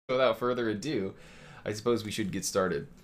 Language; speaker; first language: English; native; English